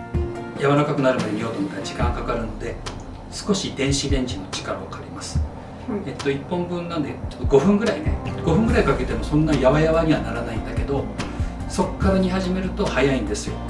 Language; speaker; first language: Japanese; native; Japanese